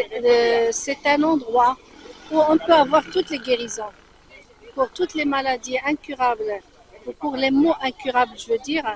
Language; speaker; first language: French; non-native, fluent; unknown